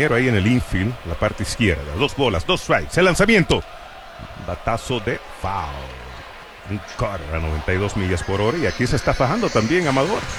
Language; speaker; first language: Spanish; native; Spanish